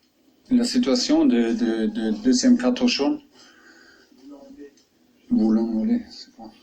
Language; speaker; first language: French; non-native, fluent; German